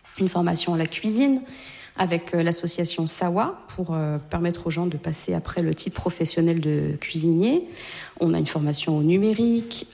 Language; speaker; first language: French; native; French